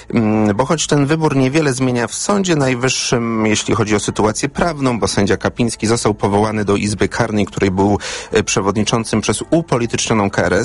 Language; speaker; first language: Polish; native; Polish